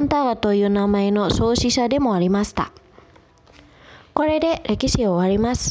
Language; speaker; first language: Japanese; non-native, fluent; Indonesian